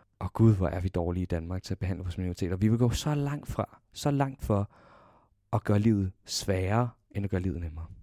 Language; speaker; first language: Danish; early bilingual, other home language; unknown